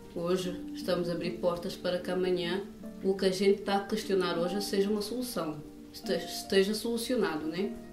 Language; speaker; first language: Portuguese; non-native, local second language; Kabuverdianu